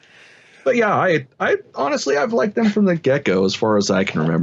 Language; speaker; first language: English; native; English